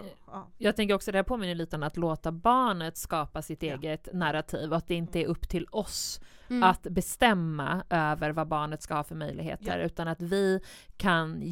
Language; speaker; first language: Swedish; native; Swedish